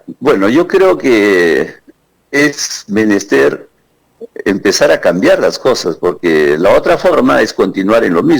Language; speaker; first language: Spanish; native; Spanish